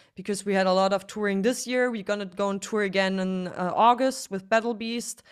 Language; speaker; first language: English; non-native, fluent; German